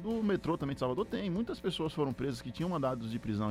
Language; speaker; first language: Portuguese; native; Portuguese